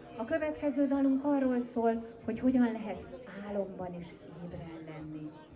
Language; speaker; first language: Hungarian; native; Hungarian